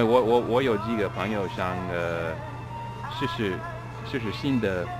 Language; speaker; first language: Chinese; non-native, fluent; English